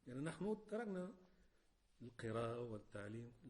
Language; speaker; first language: Arabic; non-native, fluent; Spanish